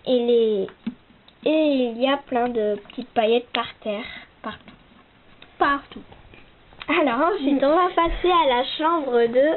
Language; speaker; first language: French; native; French